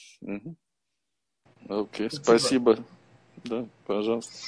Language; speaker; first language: Russian; non-native, learner; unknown